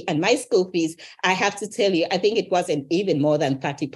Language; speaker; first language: English; non-native, local second language; Ganda